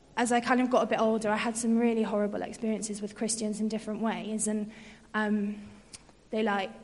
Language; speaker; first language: English; native; English